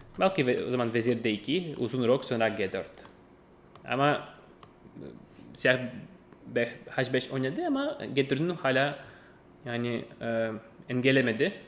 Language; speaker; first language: Turkish; non-native, fluent; Russian